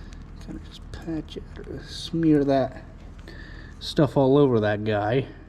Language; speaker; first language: English; native; English